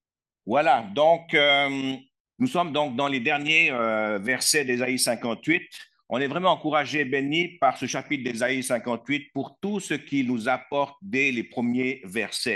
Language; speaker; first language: French; native; French